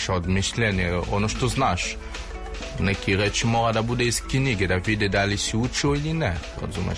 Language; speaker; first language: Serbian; non-native, fluent; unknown